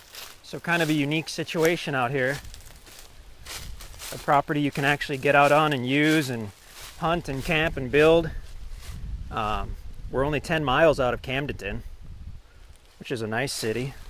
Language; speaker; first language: English; native; English